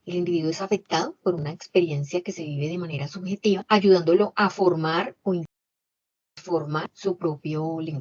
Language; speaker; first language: Spanish; native; Spanish